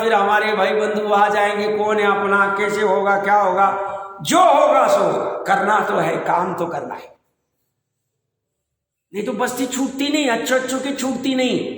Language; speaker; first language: Hindi; native; Hindi